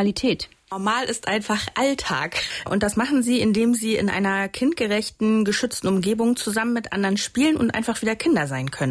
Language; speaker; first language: German; native; German